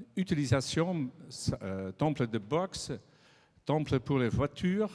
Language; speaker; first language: French; non-native, fluent; Dutch